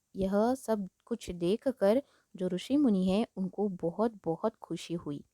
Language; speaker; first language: Hindi; non-native, local second language; Marathi